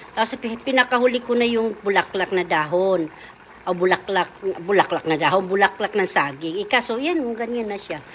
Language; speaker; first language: Filipino; native; Filipino